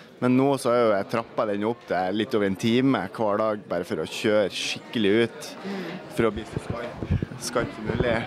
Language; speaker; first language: Norwegian; native; Norwegian